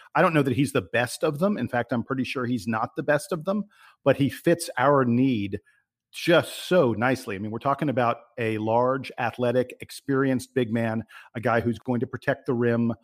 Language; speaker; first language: English; native; English